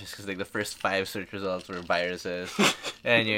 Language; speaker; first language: English; non-native, local second language; Filipino